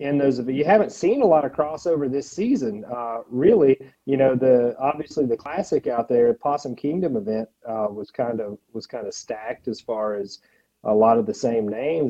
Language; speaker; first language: English; native; English